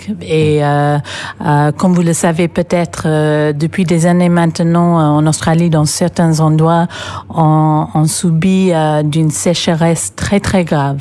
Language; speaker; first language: French; non-native, fluent; English